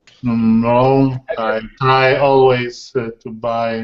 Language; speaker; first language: English; non-native, learner; Polish